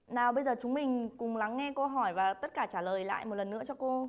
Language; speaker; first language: Vietnamese; native; Vietnamese